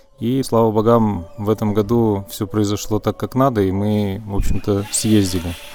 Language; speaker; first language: Russian; native; Russian